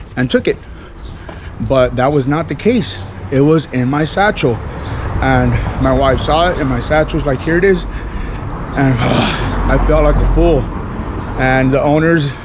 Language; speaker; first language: English; native; English